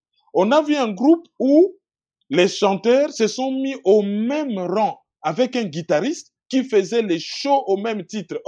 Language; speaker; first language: French; non-native, local second language; Lingala